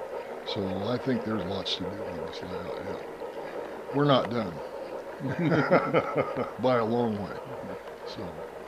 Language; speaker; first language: English; native; English